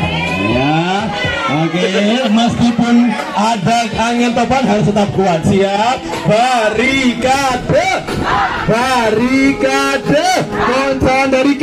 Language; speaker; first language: Indonesian; non-native, local second language; Javanese